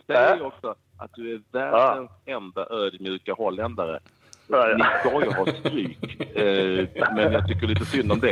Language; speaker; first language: Swedish; native; Swedish